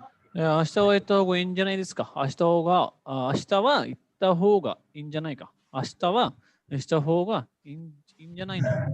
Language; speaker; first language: Japanese; non-native, learner; Hindi